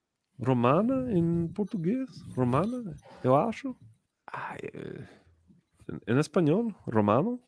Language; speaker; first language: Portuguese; non-native, learner; English